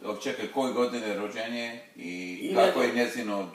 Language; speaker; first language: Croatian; early bilingual, heritage; Croatian